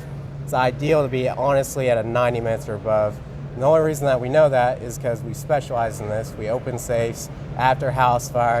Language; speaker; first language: English; native; English